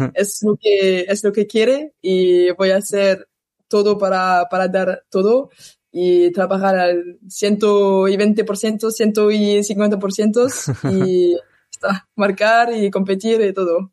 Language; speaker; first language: Spanish; non-native, learner; French